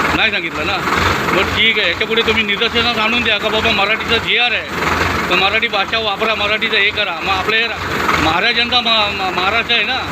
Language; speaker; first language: Marathi; native; Marathi